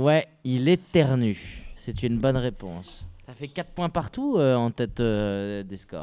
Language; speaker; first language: French; native; French